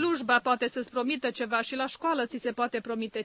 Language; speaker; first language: Romanian; native; Romanian